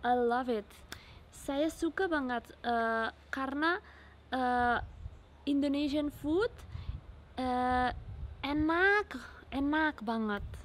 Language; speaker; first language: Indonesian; non-native, learner; Spanish